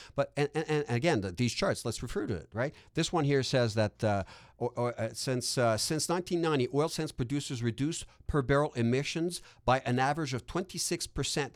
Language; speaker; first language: English; non-native, local second language; French